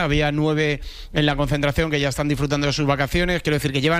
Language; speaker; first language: Spanish; native; Spanish